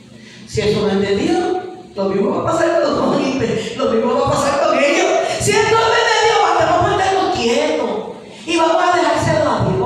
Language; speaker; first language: Spanish; native; Spanish